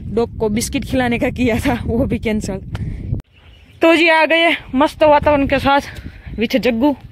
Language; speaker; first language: Hindi; non-native, local second language; Gujarati